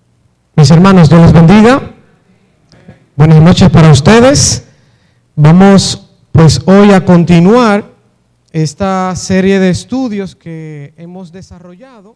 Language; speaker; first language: Spanish; native; Spanish